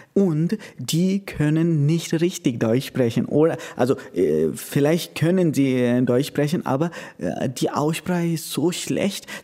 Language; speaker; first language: German; non-native, learner; Konkani